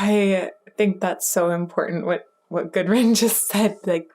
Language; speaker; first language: English; native; English